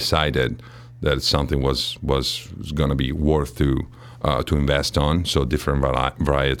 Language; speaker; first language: English; non-native, fluent; Italian